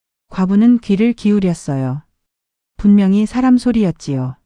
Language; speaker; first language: Korean; native; Korean